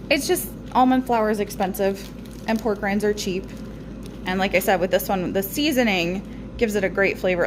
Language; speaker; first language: English; native; English